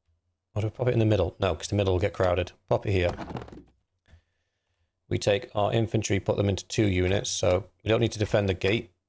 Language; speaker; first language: English; native; English